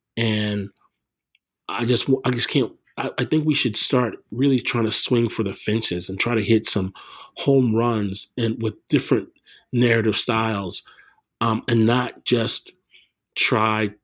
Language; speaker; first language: English; native; English